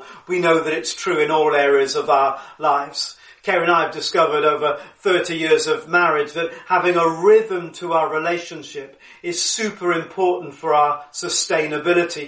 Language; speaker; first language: English; native; English